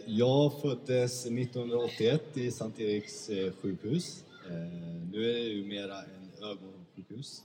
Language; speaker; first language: Swedish; early bilingual, other home language; Turkish